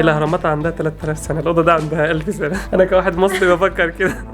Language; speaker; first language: Arabic; native; Arabic